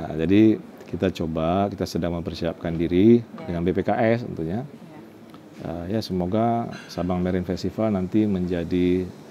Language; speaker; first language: Indonesian; native; Indonesian